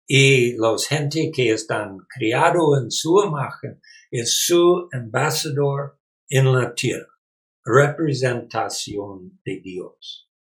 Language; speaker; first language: Spanish; non-native, learner; English